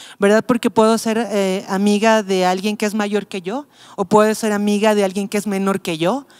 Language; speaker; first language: Spanish; native; Spanish